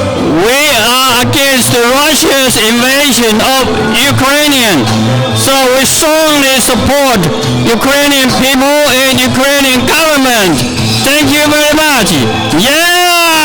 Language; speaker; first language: English; non-native, learner; Chinese